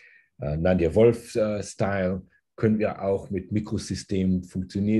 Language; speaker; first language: German; early bilingual, heritage; German